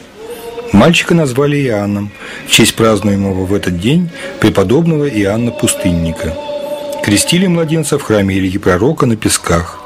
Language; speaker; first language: Russian; native; Russian